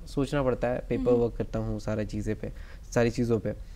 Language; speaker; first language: Hindi; native; Hindi